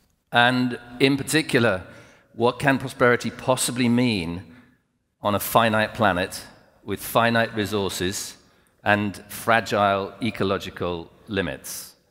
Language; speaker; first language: English; native; English